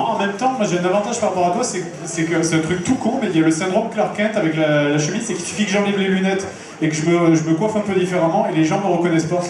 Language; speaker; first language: French; native; French